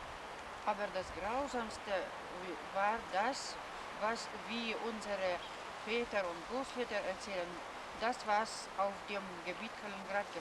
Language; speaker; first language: German; non-native, fluent; Lithuanian